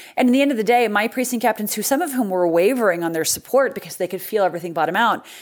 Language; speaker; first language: English; native; English